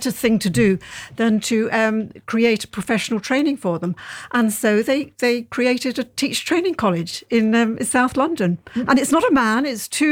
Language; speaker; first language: English; native; English